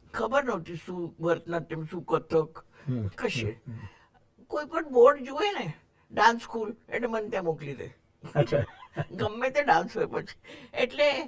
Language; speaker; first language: Gujarati; non-native, local second language; Marathi